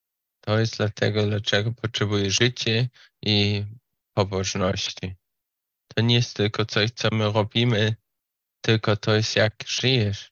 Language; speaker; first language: Polish; non-native, learner; Slovak